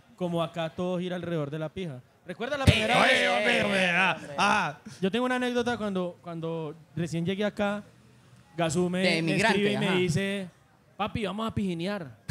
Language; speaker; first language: Spanish; native; Spanish